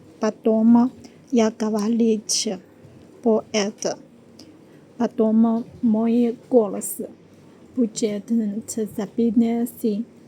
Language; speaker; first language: Russian; non-native, learner; Chinese